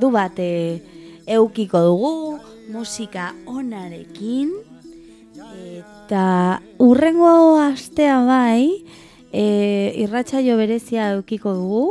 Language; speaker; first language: Basque; non-native, local second language; Spanish